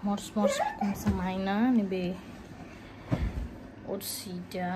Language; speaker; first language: Portuguese; non-native, local second language; Tetum